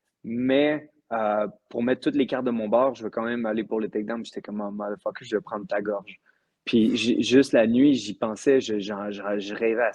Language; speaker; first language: French; native; French